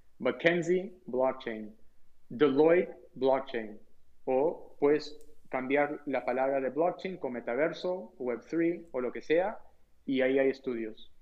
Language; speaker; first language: Spanish; early bilingual, heritage; Spanish